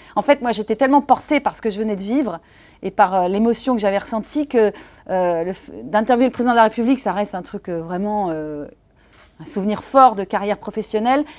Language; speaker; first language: French; native; French